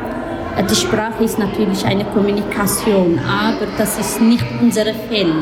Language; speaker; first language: German; non-native, learner; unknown